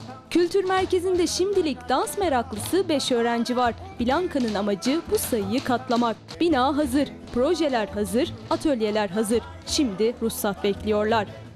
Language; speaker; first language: Turkish; native; Turkish